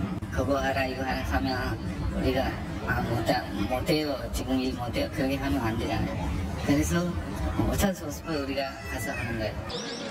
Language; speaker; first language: Korean; non-native, learner; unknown